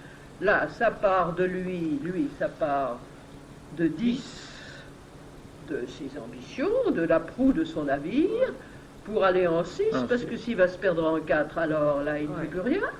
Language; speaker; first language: French; native; French